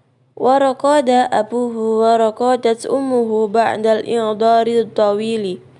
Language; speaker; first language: Arabic; non-native, learner; Indonesian